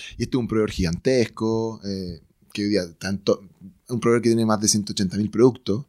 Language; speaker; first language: Spanish; native; Spanish